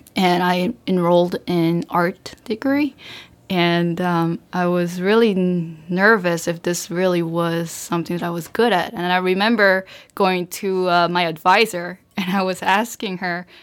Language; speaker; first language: English; early bilingual, other home language; Korean